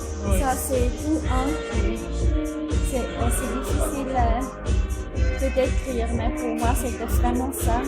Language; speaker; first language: French; non-native, fluent; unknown